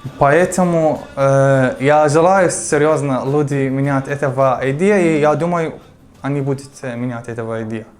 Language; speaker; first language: Russian; non-native, learner; Arabic